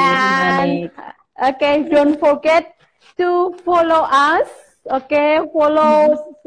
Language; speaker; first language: English; non-native, fluent; Indonesian